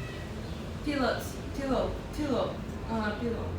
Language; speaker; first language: English; non-native, learner; Russian